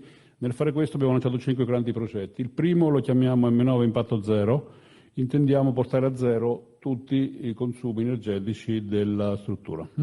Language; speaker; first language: Italian; native; Italian